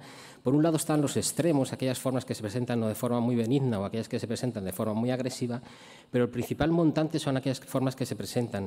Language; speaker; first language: Spanish; native; Spanish